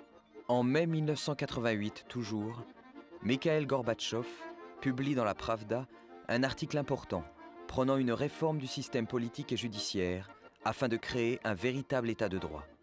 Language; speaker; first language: French; native; French